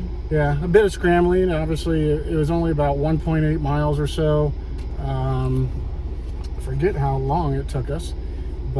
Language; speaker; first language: English; native; English